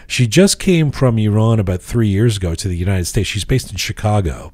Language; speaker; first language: English; native; English